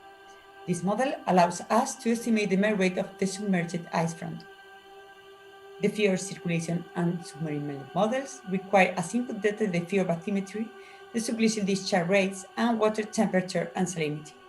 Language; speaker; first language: English; non-native, fluent; Spanish